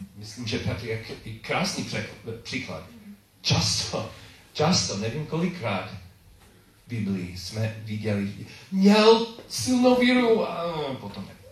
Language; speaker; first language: Czech; non-native, learner; English